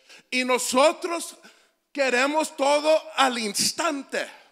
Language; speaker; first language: Spanish; native; Spanish